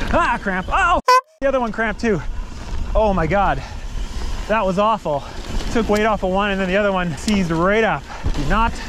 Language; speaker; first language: English; native; English